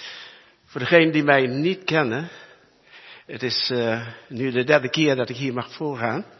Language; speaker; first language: Dutch; early bilingual, other home language; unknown